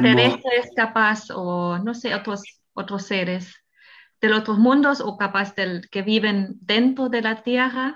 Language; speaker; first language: Spanish; non-native, fluent; German